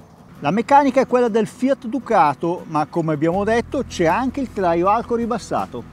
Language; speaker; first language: Italian; native; Italian